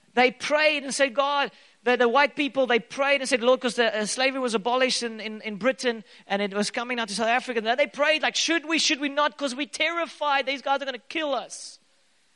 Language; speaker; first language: English; native; English